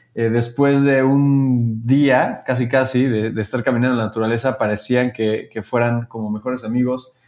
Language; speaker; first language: Spanish; native; Spanish